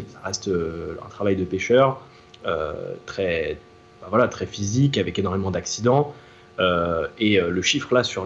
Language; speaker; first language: French; native; French